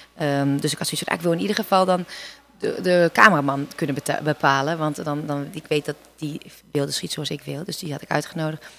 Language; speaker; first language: Dutch; native; Dutch